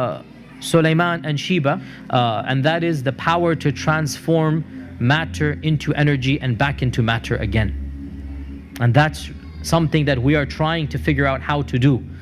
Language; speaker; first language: English; native; English